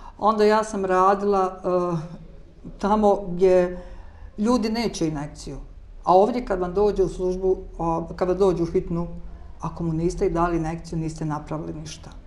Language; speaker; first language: Croatian; native; Croatian